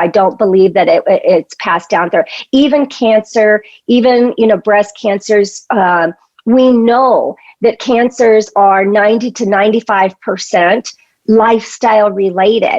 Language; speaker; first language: English; native; English